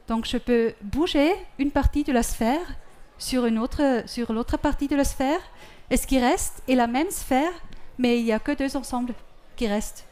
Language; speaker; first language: French; non-native, fluent; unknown